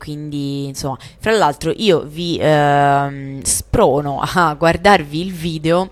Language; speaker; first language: Italian; native; Italian